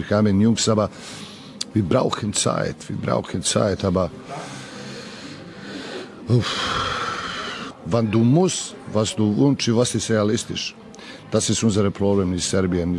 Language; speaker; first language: German; non-native, learner; Serbian